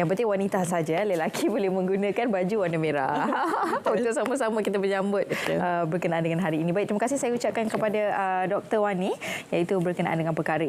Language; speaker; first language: Malay; native; Malay